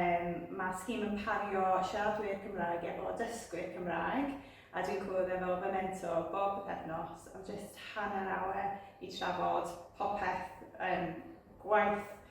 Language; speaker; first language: Welsh; non-native, learner; English